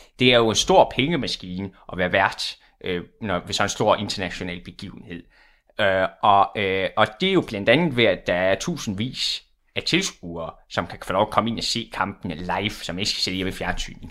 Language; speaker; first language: Danish; native; Danish